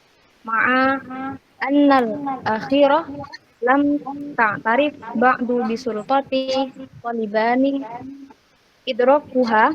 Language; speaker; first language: Arabic; non-native, learner; Indonesian